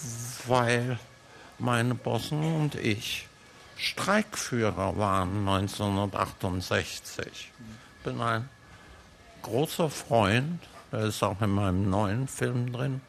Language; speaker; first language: German; early bilingual, heritage; German